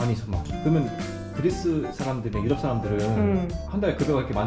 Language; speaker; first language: Korean; native; Korean